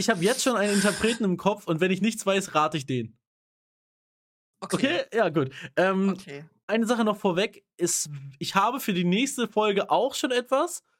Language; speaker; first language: German; native; German